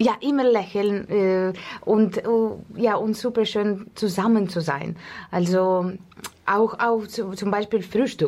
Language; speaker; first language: German; non-native, fluent; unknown